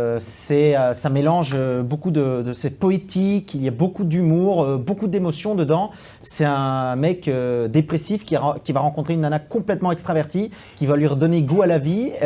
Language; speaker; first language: French; native; French